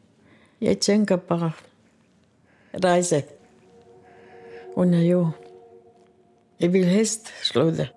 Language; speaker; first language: Danish; non-native, learner; Bosnian